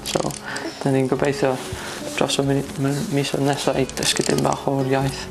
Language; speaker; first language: Welsh; non-native, local second language; English